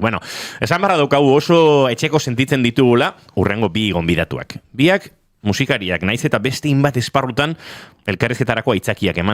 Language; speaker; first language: Basque; native; Basque